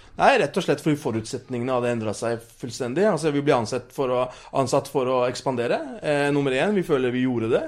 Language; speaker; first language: Norwegian; early bilingual, other home language; Urdu